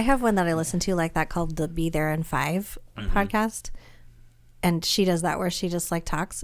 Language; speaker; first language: English; native; English